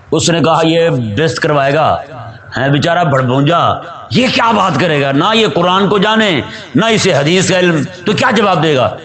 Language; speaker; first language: Urdu; non-native, local second language; Punjabi